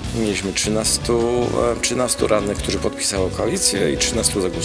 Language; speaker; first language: Polish; native; Polish